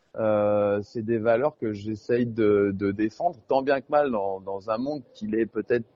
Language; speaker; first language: French; native; French